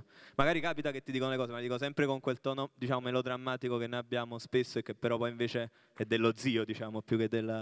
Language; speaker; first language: Italian; native; Italian